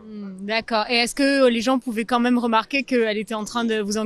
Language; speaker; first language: French; native; French